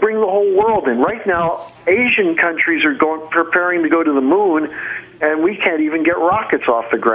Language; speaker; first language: English; native; English